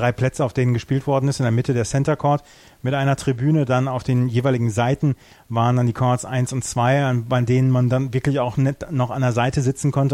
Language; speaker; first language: German; native; German